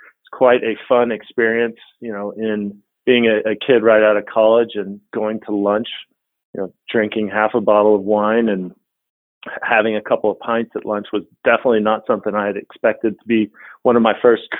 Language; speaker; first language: English; native; English